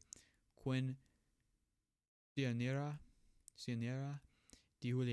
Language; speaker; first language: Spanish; non-native, learner; English